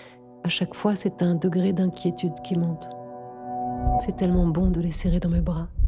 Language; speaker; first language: French; native; French